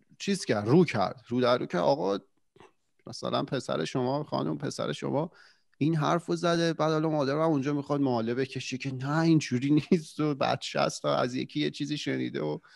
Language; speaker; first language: Persian; native; Persian